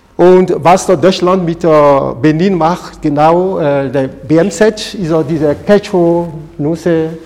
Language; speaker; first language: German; non-native, fluent; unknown